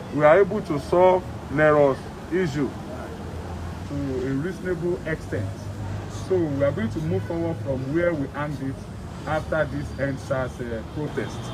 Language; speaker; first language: English; non-native, local second language; Yoruba